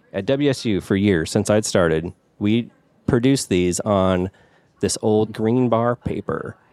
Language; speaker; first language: English; native; English